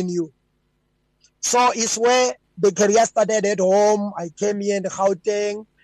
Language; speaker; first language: English; non-native, local second language; Venda